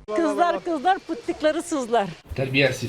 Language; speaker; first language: Turkish; native; Turkish